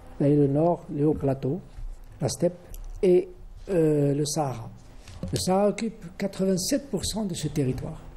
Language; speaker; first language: French; non-native, local second language; Arabic